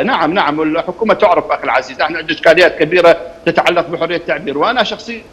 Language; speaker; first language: Arabic; native; Arabic